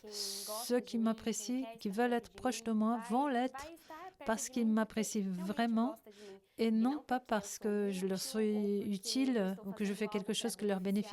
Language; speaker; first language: French; non-native, fluent; Portuguese